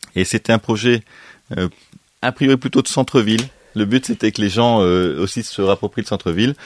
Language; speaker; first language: French; native; French